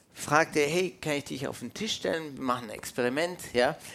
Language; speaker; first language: German; non-native, fluent; English